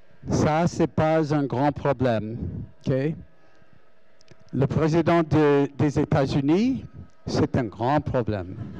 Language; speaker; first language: French; non-native, learner; English